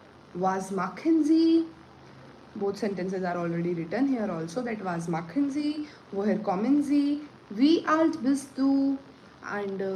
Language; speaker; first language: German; non-native, learner; Hindi